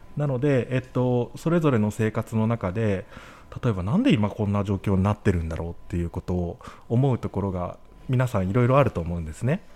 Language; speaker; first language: Japanese; native; Japanese